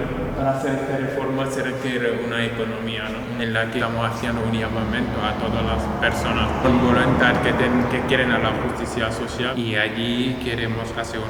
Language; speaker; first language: Spanish; non-native, fluent; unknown